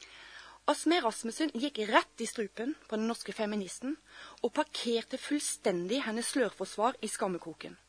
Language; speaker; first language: Norwegian; native; Norwegian